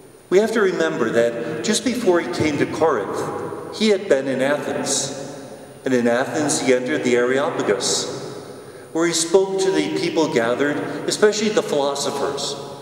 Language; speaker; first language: English; native; English